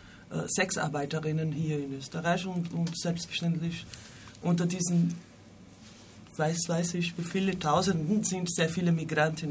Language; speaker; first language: German; non-native, fluent; Portuguese